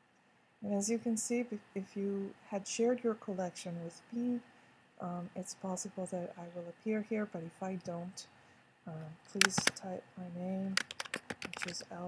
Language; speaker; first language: English; native; English